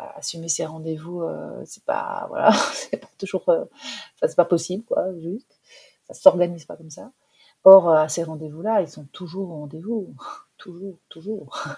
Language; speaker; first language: French; native; French